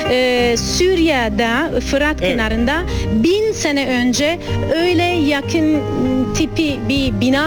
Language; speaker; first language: Turkish; non-native, learner; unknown